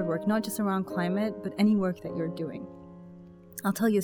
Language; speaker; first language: English; native; English